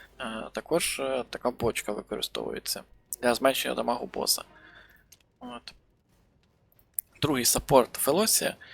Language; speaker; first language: Ukrainian; native; Ukrainian